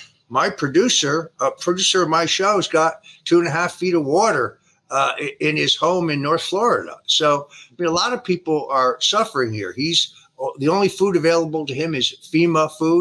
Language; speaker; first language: English; native; English